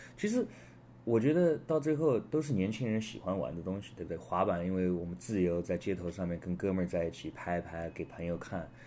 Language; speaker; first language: Chinese; early bilingual, heritage; Chinese